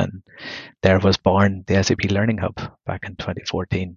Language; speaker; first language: English; native; English